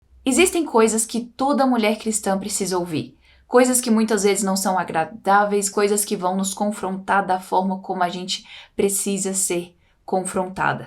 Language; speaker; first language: Portuguese; native; Portuguese